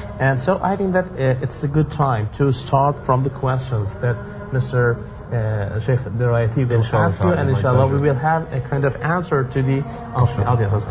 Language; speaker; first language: English; non-native, fluent; Persian